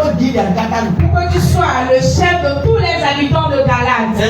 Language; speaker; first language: French; non-native, local second language; Ewe